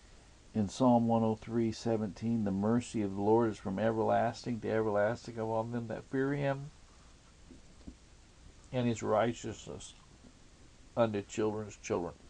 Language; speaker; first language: English; native; English